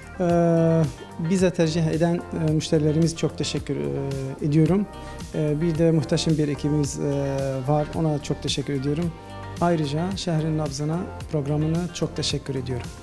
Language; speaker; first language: Turkish; non-native, learner; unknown